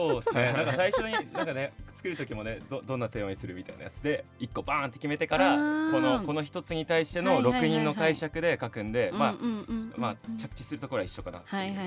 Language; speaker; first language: Japanese; native; Japanese